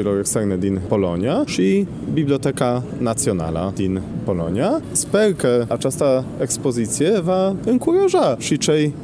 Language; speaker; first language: Romanian; non-native, fluent; Polish